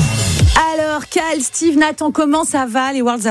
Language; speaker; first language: French; native; French